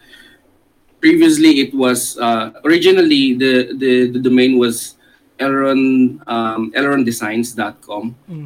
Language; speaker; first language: English; non-native, local second language; Filipino